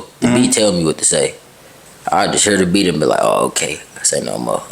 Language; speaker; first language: English; native; English